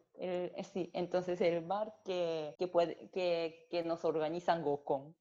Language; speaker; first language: Spanish; non-native, learner; Japanese